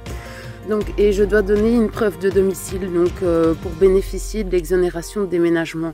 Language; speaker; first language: French; native; French